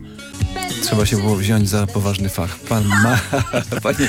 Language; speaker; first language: Polish; native; Polish